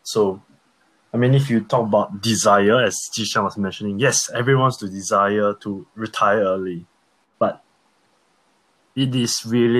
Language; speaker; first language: English; early bilingual, other home language; Korean